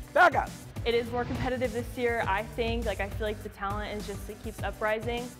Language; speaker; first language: English; native; English